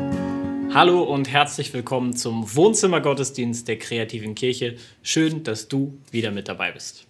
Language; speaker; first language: German; native; German